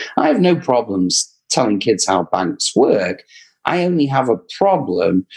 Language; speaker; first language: English; native; English